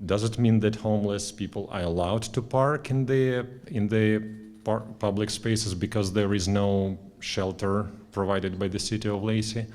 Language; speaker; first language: English; non-native, fluent; Russian